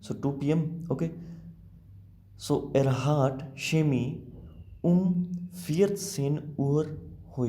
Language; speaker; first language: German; non-native, learner; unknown